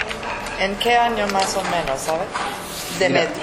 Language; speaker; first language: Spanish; early bilingual, heritage; English